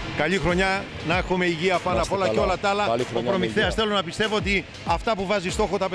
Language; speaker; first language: Greek; native; Greek